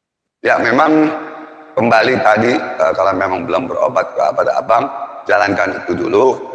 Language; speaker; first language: Indonesian; native; Indonesian